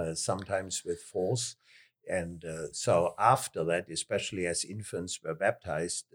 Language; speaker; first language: English; non-native, fluent; German